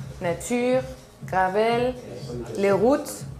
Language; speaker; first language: French; non-native, learner; Danish